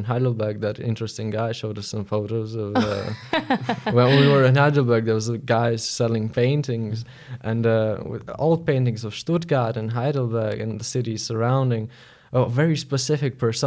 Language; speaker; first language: English; non-native, fluent; Latvian